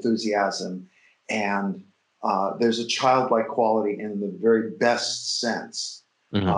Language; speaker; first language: English; native; English